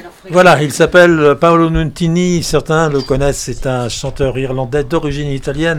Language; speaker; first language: French; native; French